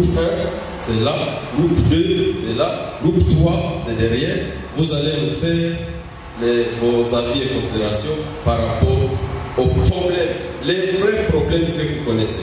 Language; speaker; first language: French; non-native, local second language; Swahili